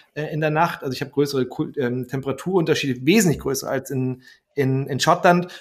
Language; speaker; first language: German; native; German